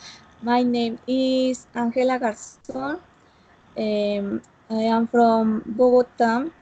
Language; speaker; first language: English; non-native, learner; Spanish